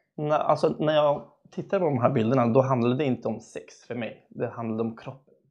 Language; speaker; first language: Swedish; early bilingual, other home language; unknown